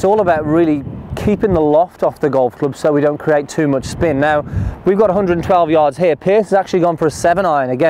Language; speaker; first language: English; native; English